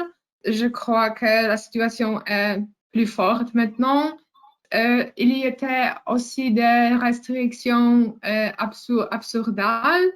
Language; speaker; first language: French; non-native, learner; Polish